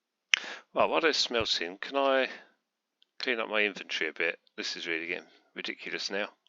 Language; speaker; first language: English; native; English